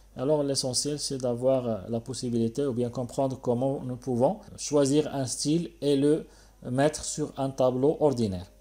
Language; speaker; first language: French; non-native, local second language; Arabic